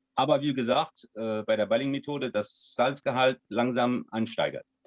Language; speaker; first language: German; non-native, fluent; French